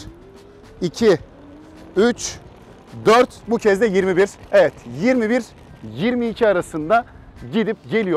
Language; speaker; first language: Turkish; native; Turkish